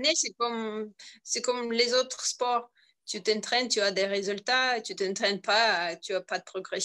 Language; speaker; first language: French; non-native, learner; Russian